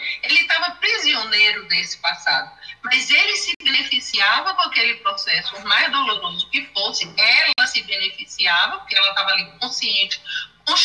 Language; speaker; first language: Portuguese; native; Portuguese